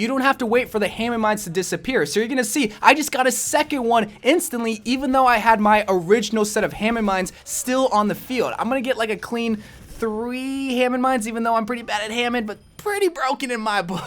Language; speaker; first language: English; native; English